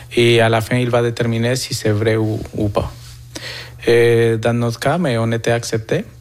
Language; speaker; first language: French; non-native, fluent; Spanish